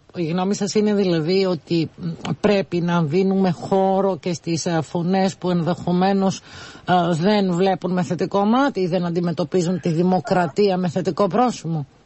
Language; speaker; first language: Greek; native; Greek